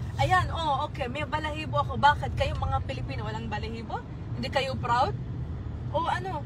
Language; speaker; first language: Filipino; early bilingual, heritage; Filipino